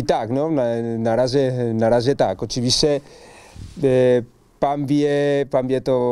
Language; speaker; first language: Polish; non-native, learner; Spanish